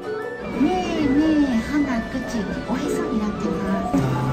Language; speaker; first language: Japanese; non-native, learner; Nepali